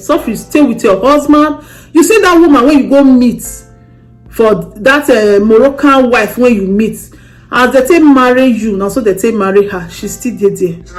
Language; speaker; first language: Nigerian Pidgin; native; Nigerian Pidgin